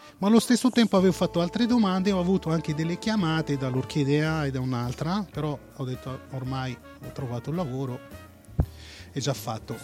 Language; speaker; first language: Italian; non-native, fluent; Arabic